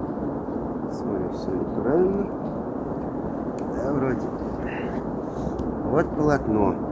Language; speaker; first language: Russian; native; Russian